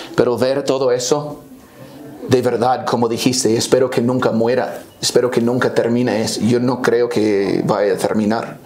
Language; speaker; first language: Spanish; non-native, fluent; English